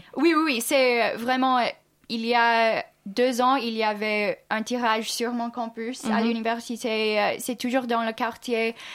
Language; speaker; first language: French; non-native, fluent; English